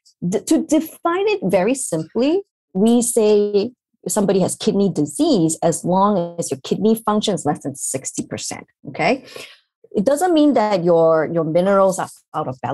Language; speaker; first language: English; non-native, local second language; Chinese